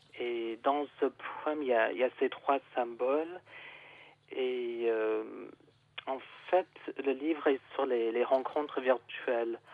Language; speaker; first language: French; non-native, fluent; English